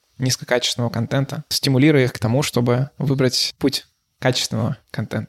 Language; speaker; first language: Russian; native; Russian